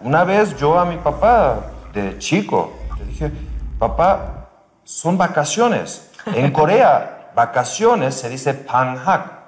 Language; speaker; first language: Spanish; early bilingual, other home language; Korean